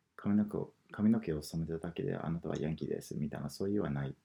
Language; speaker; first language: Japanese; non-native, fluent; English